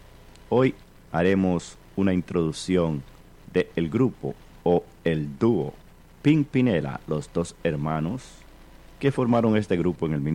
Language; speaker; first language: Spanish; native; Spanish